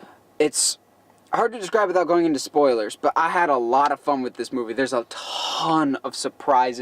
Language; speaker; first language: English; native; English